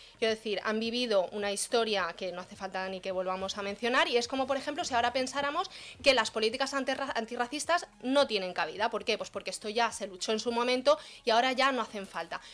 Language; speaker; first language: Spanish; early bilingual, other home language; Arabic